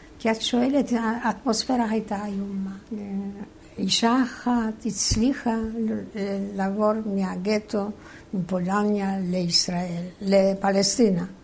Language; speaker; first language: Hebrew; non-native, fluent; Polish